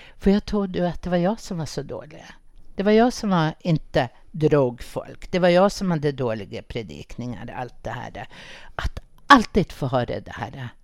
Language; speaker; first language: Swedish; native; Swedish